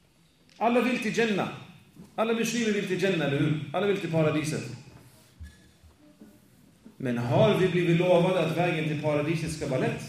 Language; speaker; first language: Swedish; native; Swedish